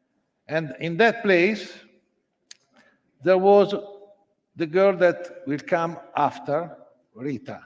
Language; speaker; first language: English; non-native, learner; Italian